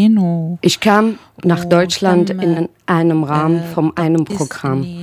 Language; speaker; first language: German; non-native, learner; Arabic